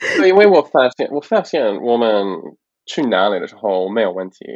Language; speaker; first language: Chinese; non-native, learner; English